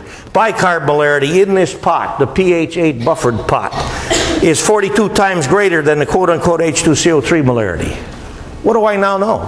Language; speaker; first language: English; native; English